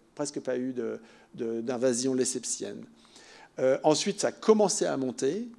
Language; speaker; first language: French; native; French